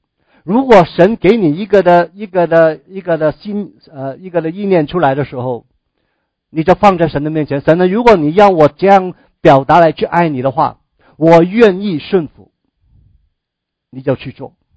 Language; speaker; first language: Chinese; native; Chinese